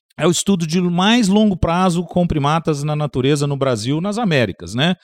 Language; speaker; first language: Portuguese; native; Portuguese